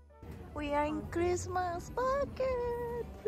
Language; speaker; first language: English; non-native, learner; Japanese